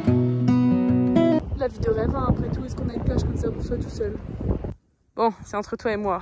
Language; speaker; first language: French; native; French